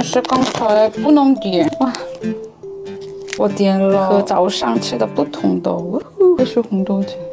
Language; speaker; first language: Chinese; non-native, learner; Korean